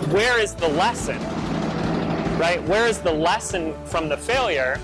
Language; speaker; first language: English; native; English